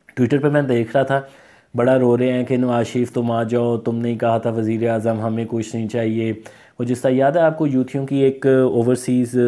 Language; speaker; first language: Urdu; native; Urdu